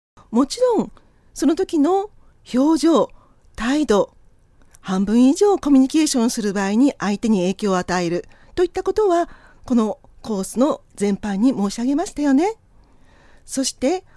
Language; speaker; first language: Japanese; native; Japanese